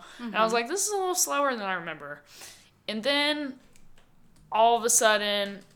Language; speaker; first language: English; native; English